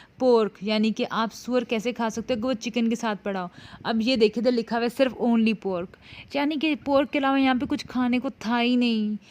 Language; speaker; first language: Urdu; native; Urdu